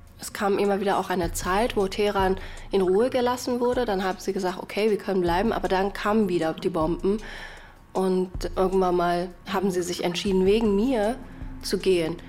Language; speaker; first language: German; early bilingual, other home language; Persian